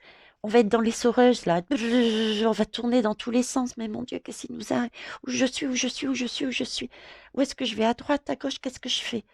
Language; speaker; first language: French; native; French